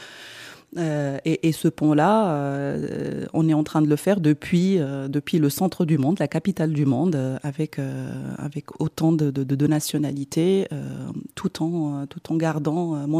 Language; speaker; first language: French; non-native, local second language; Arabic